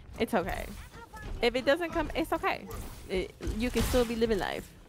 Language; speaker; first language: English; early bilingual, other home language; Spanish